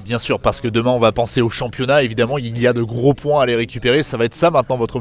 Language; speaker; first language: French; native; French